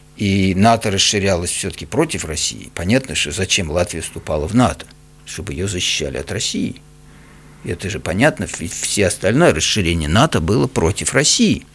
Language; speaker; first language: Russian; native; Russian